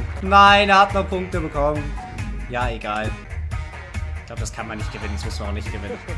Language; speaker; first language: German; native; German